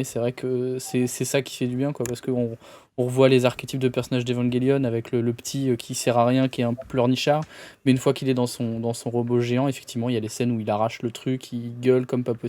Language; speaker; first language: French; native; French